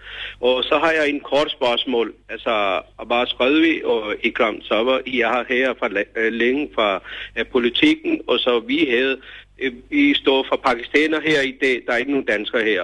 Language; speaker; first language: Danish; non-native, learner; Urdu